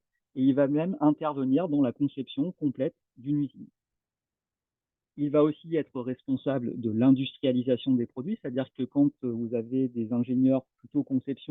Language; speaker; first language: French; native; French